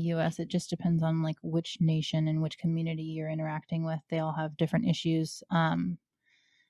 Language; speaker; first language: English; native; English